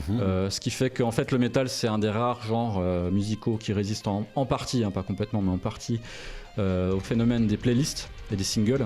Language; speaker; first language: French; native; French